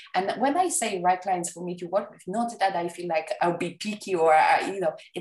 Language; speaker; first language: English; non-native, fluent; Polish